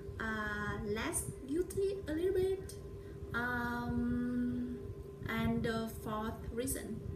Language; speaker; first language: English; non-native, learner; Vietnamese